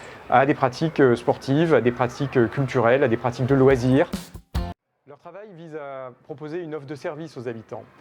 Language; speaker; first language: French; native; French